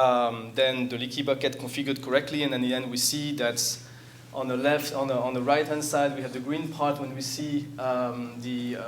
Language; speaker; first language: English; non-native, fluent; French